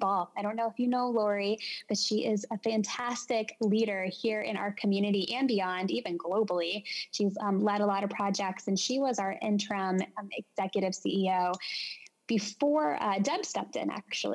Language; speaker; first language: English; native; English